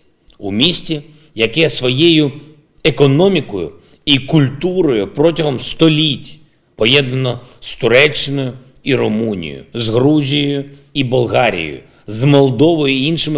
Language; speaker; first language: Ukrainian; non-native, local second language; Russian